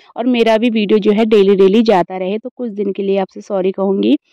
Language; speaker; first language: Hindi; native; Hindi